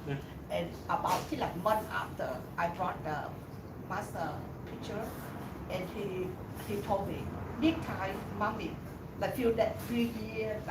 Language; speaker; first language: English; non-native, learner; Vietnamese